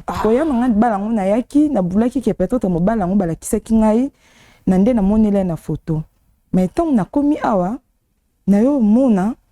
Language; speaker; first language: Lingala; native; Lingala